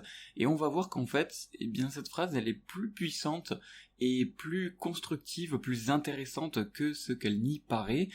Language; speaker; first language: French; native; French